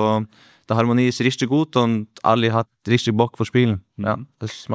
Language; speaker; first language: German; non-native, learner; Norwegian